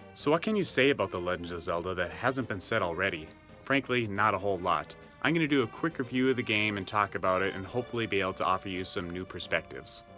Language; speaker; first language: English; native; English